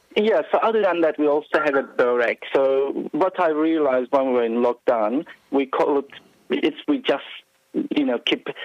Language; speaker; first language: English; non-native, fluent; Turkish